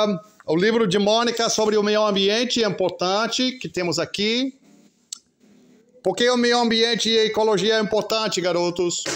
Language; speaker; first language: Portuguese; non-native, fluent; English